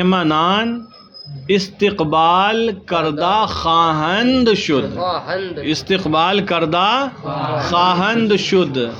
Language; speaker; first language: Persian; non-native, fluent; Urdu